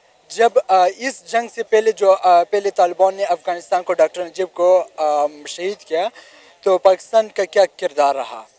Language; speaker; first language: Hindi; non-native, local second language; Pashto